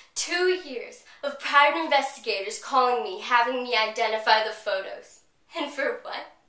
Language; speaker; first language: English; native; English